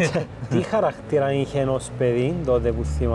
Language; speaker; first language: Greek; native; Greek